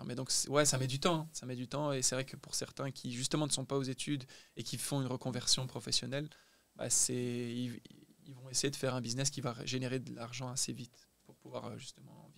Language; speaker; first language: French; native; French